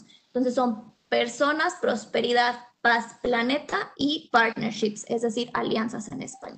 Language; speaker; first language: Spanish; native; Spanish